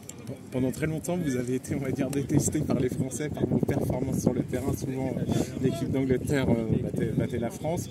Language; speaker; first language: French; native; French